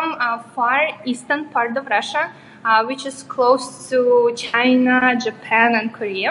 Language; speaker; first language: English; non-native, fluent; Russian